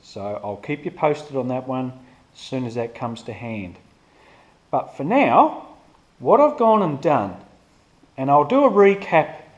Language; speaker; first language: English; native; English